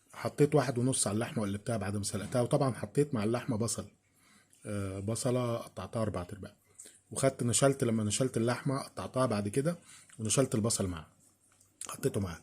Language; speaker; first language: Arabic; native; Arabic